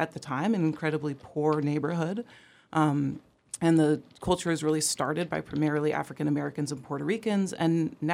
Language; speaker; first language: English; native; English